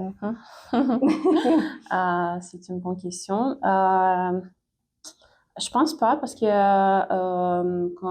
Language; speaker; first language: French; non-native, fluent; Ukrainian